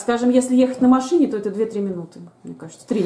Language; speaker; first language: Russian; native; Russian